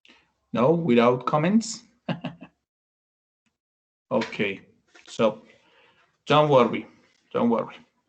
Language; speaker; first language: English; non-native, fluent; Spanish